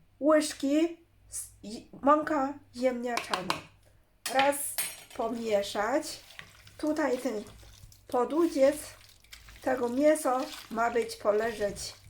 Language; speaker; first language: Polish; non-native, learner; Chinese